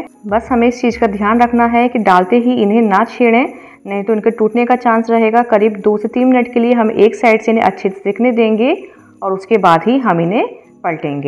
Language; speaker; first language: Hindi; native; Hindi